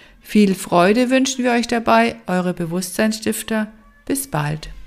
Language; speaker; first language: German; native; German